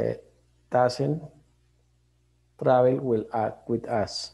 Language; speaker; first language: English; non-native, learner; Spanish